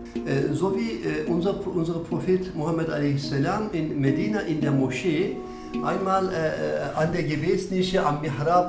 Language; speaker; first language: German; non-native, fluent; Turkish